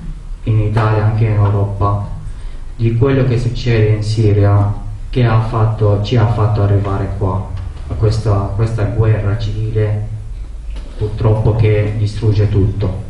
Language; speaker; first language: Italian; non-native, learner; Arabic